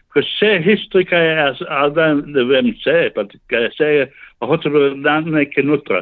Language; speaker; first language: Slovenian; early bilingual, heritage; Slovenian